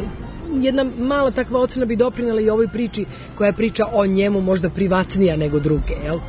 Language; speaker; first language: Serbian; native; Serbian